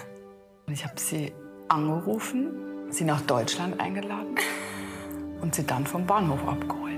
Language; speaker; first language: German; native; German